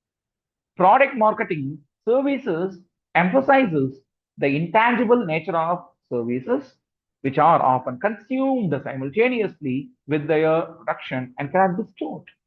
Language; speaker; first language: English; non-native, local second language; Tamil